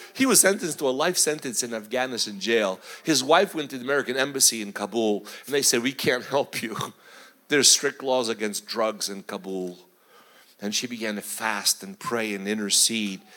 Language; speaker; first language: English; native; English